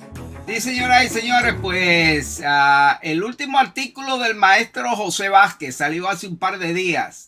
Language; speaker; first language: Spanish; native; Spanish